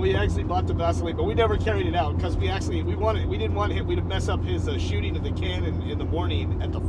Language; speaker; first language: English; native; English